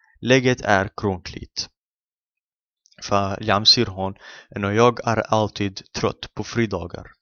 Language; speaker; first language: Swedish; non-native, fluent; Arabic